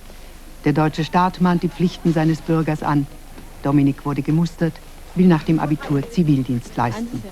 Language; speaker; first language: German; native; German